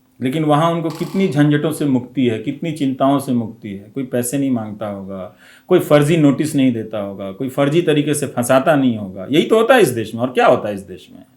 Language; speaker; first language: Hindi; non-native, local second language; Bhojpuri